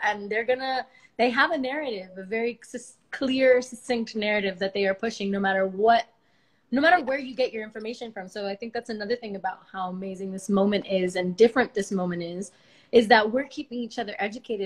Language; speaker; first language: English; early bilingual, other home language; Spanish